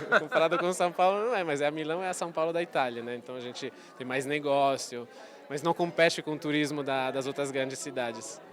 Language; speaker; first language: Portuguese; non-native, fluent; Italian